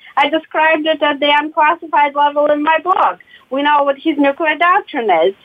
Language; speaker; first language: English; non-native, fluent; Russian